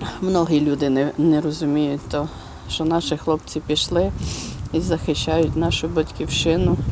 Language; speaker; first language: Ukrainian; native; Ukrainian